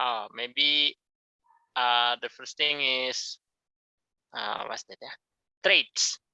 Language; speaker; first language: English; non-native, learner; Indonesian